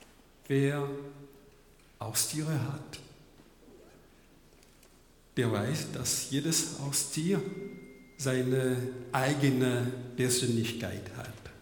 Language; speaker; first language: German; non-native, fluent; French